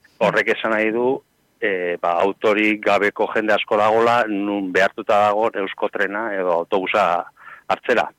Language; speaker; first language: Basque; native; Basque